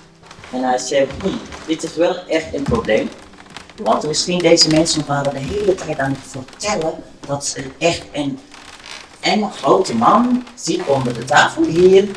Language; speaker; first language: Dutch; non-native, learner; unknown